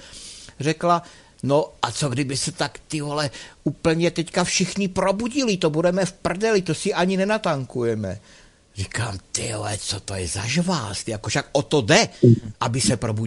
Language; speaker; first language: Czech; native; Czech